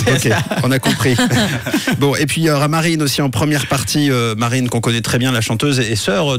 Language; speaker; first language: French; native; French